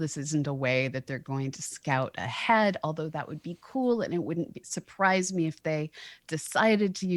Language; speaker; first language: English; native; English